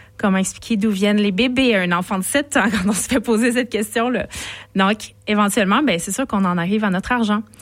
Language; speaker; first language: French; native; French